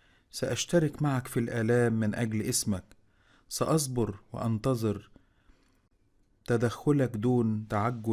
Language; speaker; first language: Arabic; native; Arabic